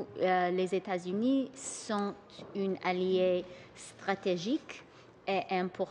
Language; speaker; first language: French; non-native, local second language; English